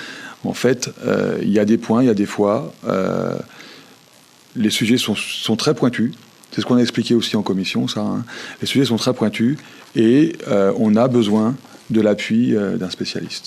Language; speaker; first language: French; native; French